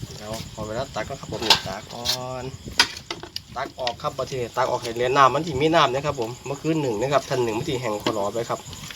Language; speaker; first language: Thai; native; Thai